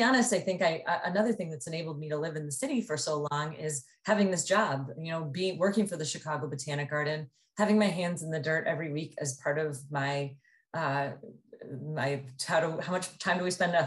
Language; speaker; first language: English; native; English